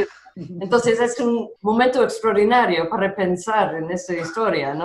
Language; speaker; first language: Spanish; non-native, fluent; English